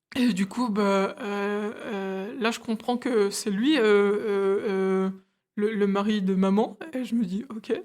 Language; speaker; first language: French; early bilingual, other home language; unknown